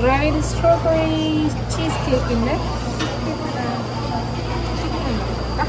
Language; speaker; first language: Korean; non-native, fluent; Malayalam